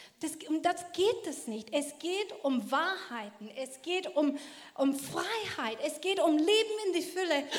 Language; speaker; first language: German; non-native, fluent; English